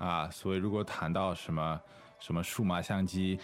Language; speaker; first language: Chinese; non-native, fluent; English